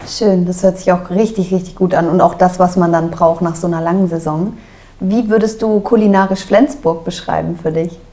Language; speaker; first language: German; native; German